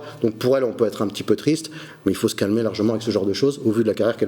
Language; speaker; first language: French; native; French